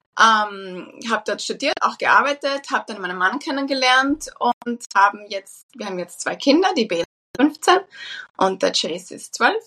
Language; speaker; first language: German; native; German